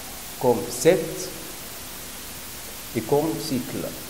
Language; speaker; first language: French; non-native, learner; Arabic